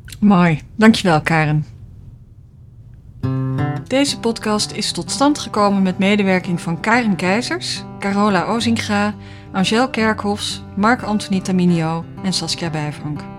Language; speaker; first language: Dutch; native; Dutch